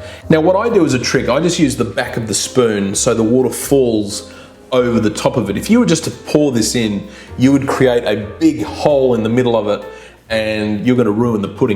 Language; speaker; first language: English; native; English